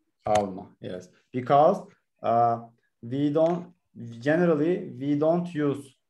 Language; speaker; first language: English; non-native, learner; Turkish